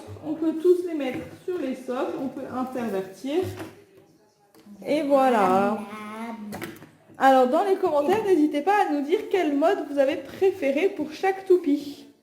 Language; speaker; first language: French; native; French